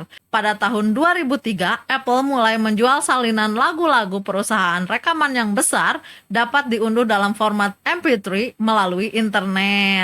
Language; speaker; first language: Indonesian; native; Indonesian